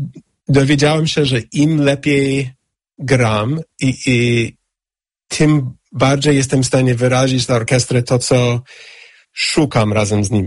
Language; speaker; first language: Polish; non-native, fluent; English